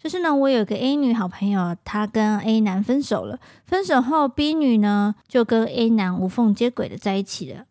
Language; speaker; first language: Chinese; native; Chinese